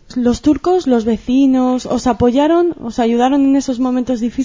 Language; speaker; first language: Spanish; native; Spanish